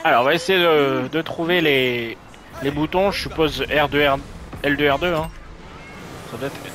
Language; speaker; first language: French; native; French